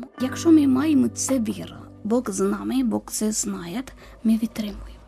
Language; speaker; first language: Ukrainian; non-native, learner; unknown